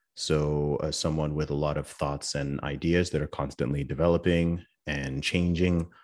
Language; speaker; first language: English; native; English